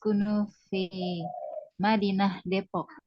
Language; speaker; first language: Arabic; non-native, learner; Indonesian